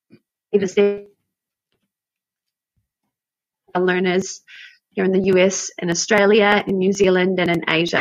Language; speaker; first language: English; native; English